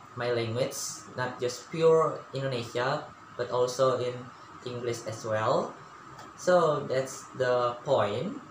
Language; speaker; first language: English; non-native, learner; Balinese